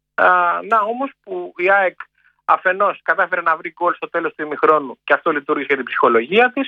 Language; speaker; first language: Greek; native; Greek